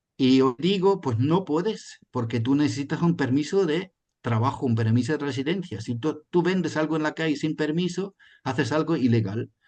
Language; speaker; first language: Spanish; non-native, fluent; German